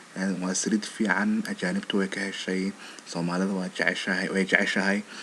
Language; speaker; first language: Somali; early bilingual, heritage; Somali